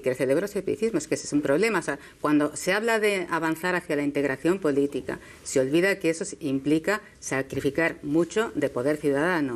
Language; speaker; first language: Spanish; native; Spanish